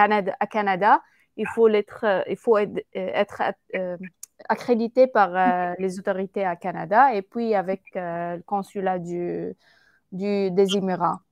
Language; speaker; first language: French; non-native, fluent; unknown